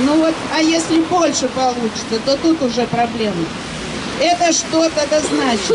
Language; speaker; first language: Russian; native; Russian